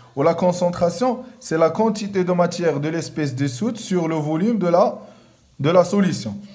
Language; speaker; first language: French; non-native, local second language; Arabic